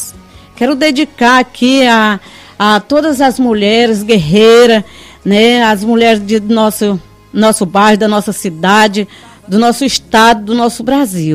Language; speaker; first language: Portuguese; native; Portuguese